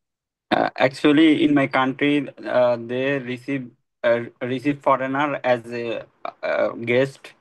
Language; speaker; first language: English; non-native, learner; Bangla